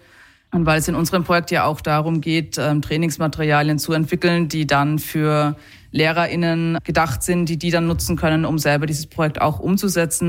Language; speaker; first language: German; native; German